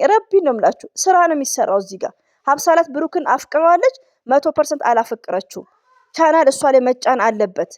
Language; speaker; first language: Amharic; native; Amharic